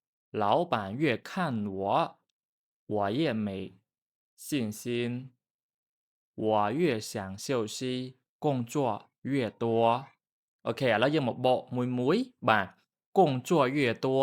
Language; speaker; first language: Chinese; non-native, fluent; Khmer